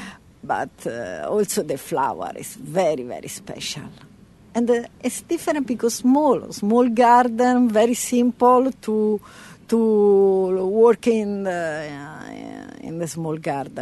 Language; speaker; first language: English; non-native, learner; Italian